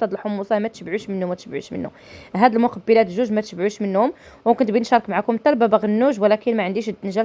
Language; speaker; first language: Arabic; native; Arabic